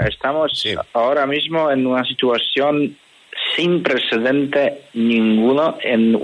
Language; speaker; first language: Spanish; non-native, fluent; Polish